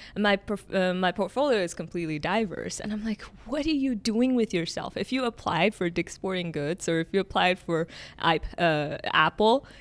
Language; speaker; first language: English; early bilingual, other home language; Arabic